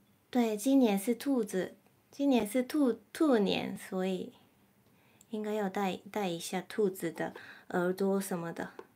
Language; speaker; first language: Chinese; non-native, fluent; Japanese